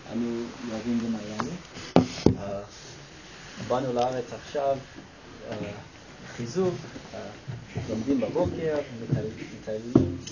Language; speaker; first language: Hebrew; non-native, fluent; English